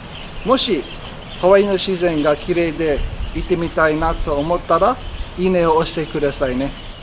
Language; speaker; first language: Japanese; non-native, fluent; English